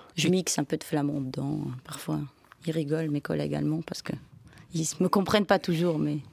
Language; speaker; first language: French; non-native, fluent; Dutch